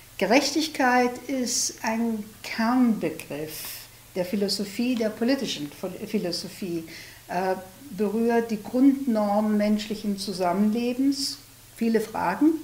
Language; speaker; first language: German; native; German